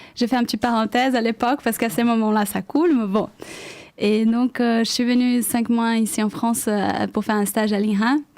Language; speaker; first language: French; non-native, fluent; Portuguese